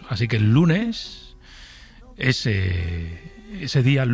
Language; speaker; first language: Spanish; native; Spanish